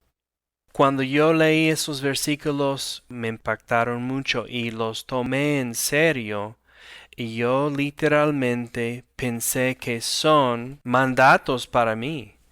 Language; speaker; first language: Spanish; non-native, fluent; English